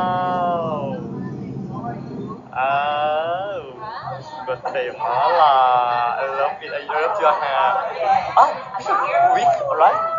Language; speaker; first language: English; non-native, learner; Thai